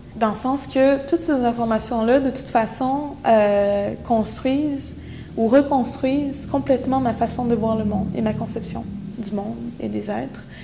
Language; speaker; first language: French; non-native, local second language; Innu-aimun